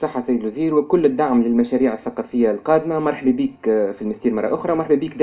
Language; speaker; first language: Arabic; native; Arabic